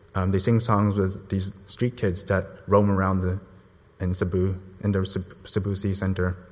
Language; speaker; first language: English; non-native, local second language; Cantonese